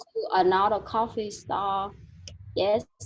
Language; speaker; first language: English; non-native, learner; Vietnamese